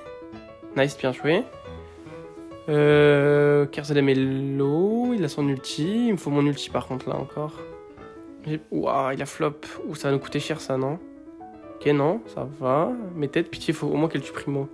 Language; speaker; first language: French; native; French